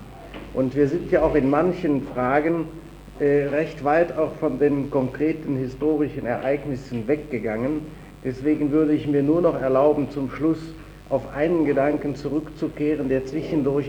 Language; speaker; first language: German; native; German